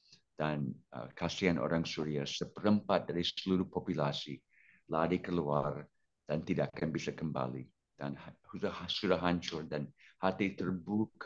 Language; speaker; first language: Indonesian; non-native, fluent; English